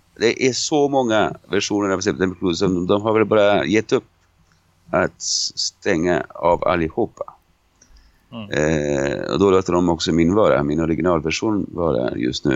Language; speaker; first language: Swedish; non-native, fluent; Italian